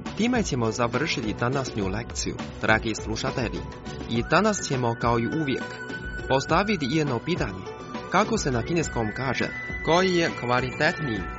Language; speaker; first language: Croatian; non-native, fluent; Chinese